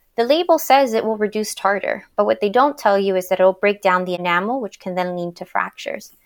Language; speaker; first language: English; native; English